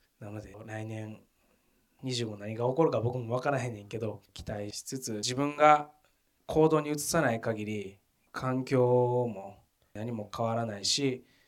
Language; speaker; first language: Japanese; native; Japanese